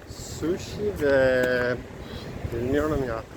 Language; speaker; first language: Turkish; non-native, learner; English